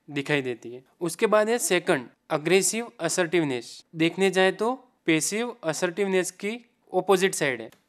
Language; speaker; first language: Hindi; non-native, local second language; Gujarati